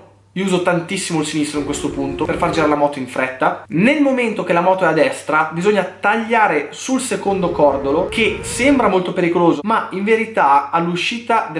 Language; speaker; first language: Italian; native; Italian